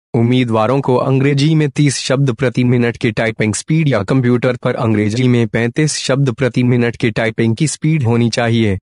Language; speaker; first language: Hindi; native; Hindi